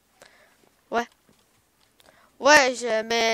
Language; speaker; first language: French; native; French